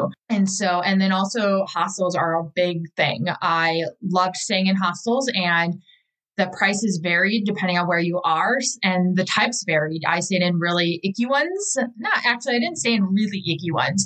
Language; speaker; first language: English; native; English